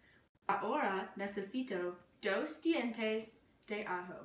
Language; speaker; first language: Spanish; non-native, learner; English